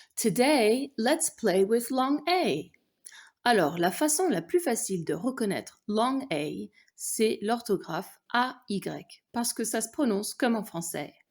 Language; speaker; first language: French; non-native, fluent; English